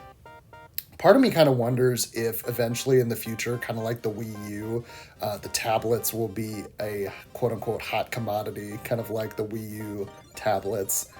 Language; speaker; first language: English; native; English